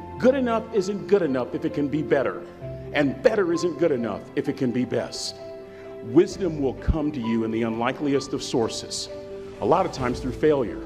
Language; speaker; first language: English; native; English